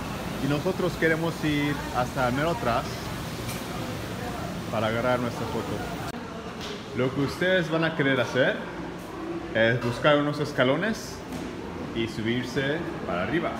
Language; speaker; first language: Spanish; early bilingual, heritage; Spanish